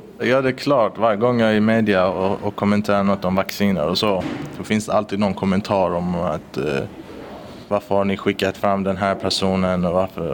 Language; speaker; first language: Swedish; early bilingual, other home language; Persian